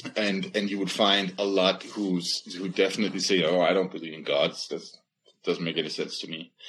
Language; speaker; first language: English; non-native, fluent; Danish